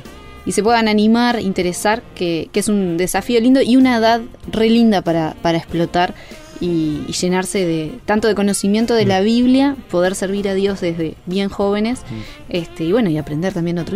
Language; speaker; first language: Spanish; native; Spanish